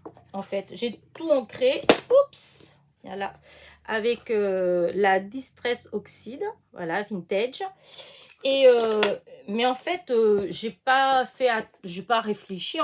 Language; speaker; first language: French; native; French